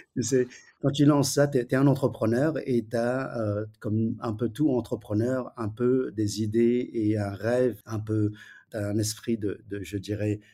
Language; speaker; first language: French; early bilingual, other home language; Wu Chinese